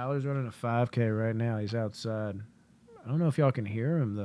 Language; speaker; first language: English; native; English